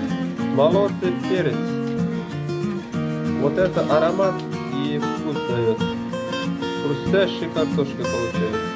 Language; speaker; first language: Russian; non-native, local second language; Uzbek